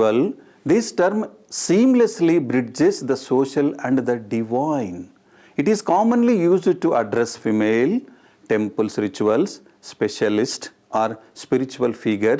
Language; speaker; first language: English; non-native, local second language; Telugu